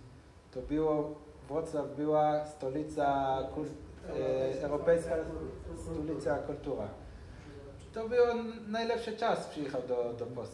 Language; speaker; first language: Polish; non-native, learner; Hebrew